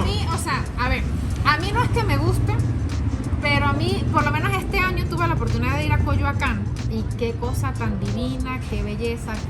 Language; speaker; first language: Spanish; native; Spanish